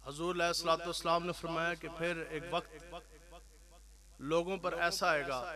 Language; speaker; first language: Urdu; non-native, local second language; Punjabi